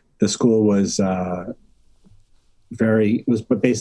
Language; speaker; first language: English; native; English